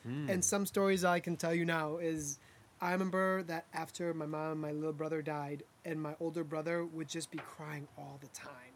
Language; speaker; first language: English; early bilingual, other home language; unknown